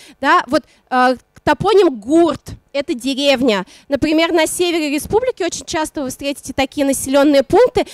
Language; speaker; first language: Russian; non-native, local second language; Udmurt